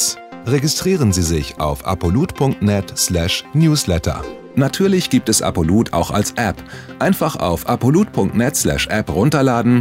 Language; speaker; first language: German; native; German